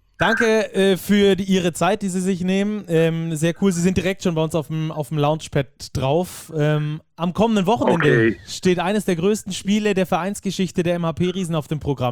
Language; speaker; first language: German; native; German